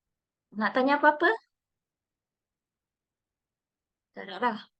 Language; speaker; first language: Malay; native; Malay